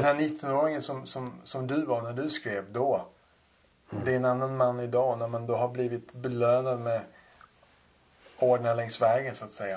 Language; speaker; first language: Swedish; native; Swedish